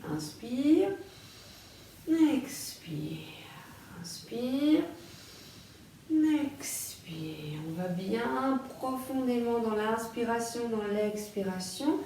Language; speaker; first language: French; native; French